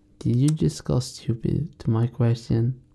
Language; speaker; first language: English; non-native, fluent; Portuguese